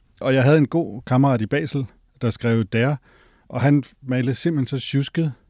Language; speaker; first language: Danish; native; Danish